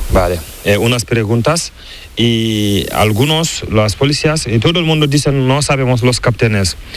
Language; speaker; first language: Spanish; non-native, learner; Fula